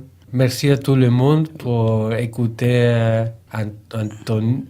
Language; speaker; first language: French; non-native, learner; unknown